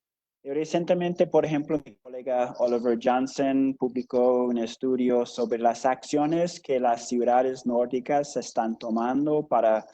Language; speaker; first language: Spanish; non-native, fluent; English